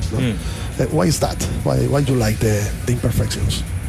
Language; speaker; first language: English; non-native, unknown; Spanish